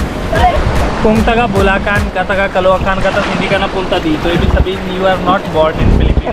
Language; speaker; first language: Filipino; non-native, learner; Punjabi